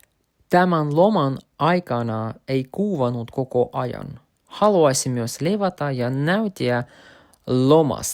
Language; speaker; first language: Finnish; non-native, learner; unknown